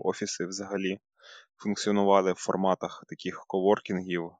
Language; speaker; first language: Ukrainian; native; Ukrainian